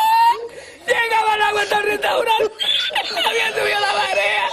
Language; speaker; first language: Spanish; native; Spanish